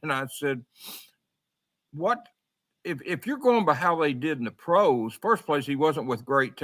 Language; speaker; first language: English; native; English